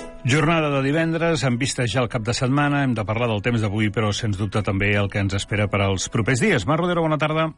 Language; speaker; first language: Catalan; native; Catalan